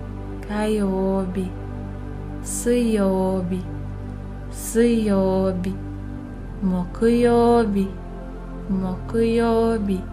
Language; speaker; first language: Japanese; non-native, fluent; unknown